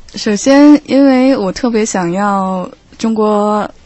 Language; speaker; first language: Chinese; non-native, fluent; Korean